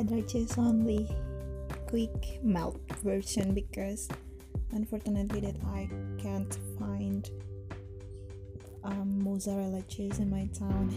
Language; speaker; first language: English; non-native, learner; Indonesian